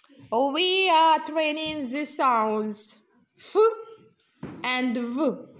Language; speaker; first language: English; non-native, fluent; Ukrainian